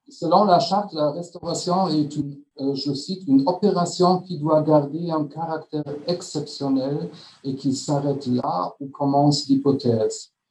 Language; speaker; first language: French; non-native, fluent; German